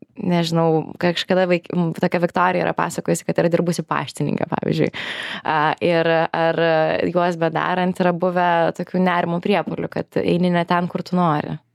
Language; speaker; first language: Lithuanian; native; Lithuanian